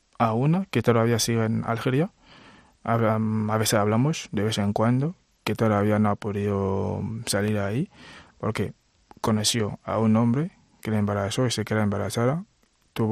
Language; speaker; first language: Spanish; non-native, fluent; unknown